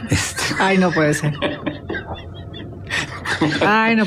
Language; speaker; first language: Spanish; native; Spanish